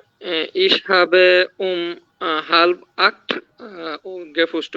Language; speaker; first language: German; non-native, learner; Bangla